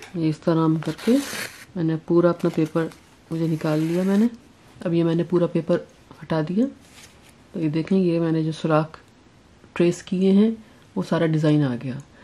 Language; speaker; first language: Urdu; native; Urdu